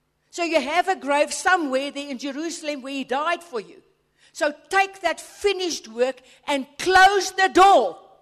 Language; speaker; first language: English; non-native, local second language; Afrikaans